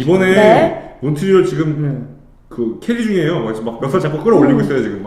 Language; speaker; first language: Korean; native; Korean